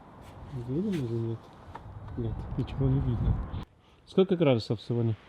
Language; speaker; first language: Russian; non-native, learner; English